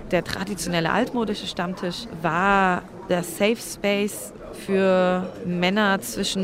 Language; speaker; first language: German; native; German